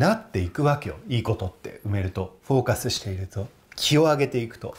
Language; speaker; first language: Japanese; non-native, fluent; English